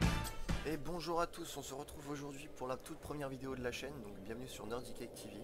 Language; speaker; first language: French; native; French